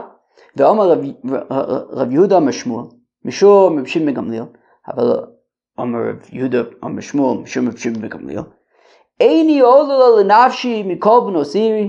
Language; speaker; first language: Hebrew; non-native, fluent; English